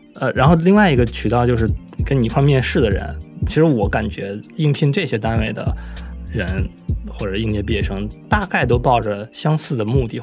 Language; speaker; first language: Chinese; native; Chinese